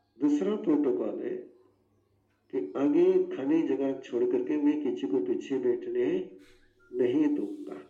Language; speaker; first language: Hindi; non-native, local second language; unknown